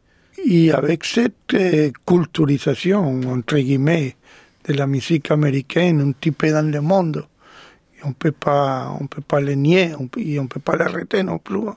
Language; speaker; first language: French; non-native, fluent; Spanish